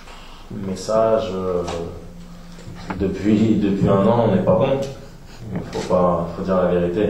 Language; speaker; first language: French; native; French